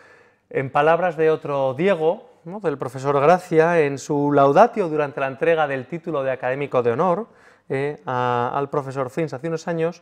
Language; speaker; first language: Spanish; native; Spanish